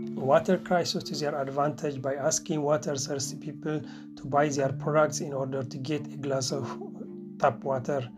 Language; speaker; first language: English; non-native, fluent; Tigrinya